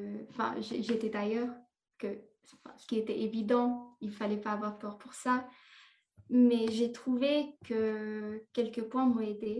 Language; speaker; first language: French; non-native, fluent; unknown